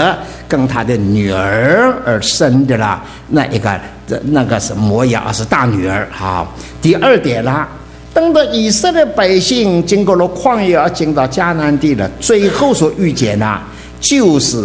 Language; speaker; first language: Chinese; native; Chinese